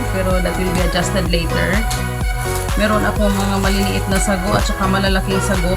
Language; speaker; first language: Filipino; non-native, local second language; Cebuano